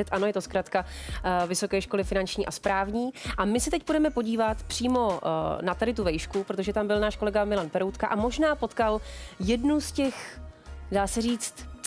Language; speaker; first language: Czech; native; Czech